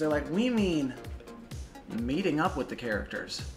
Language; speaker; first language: English; native; English